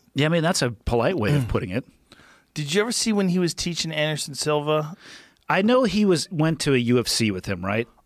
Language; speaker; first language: English; native; English